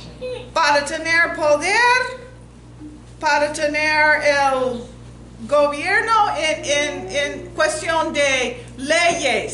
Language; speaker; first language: Spanish; non-native, learner; English